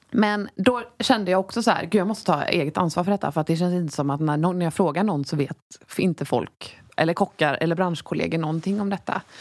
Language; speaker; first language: Swedish; native; Swedish